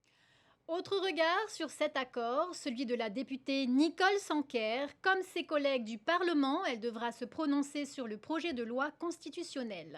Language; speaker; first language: French; native; French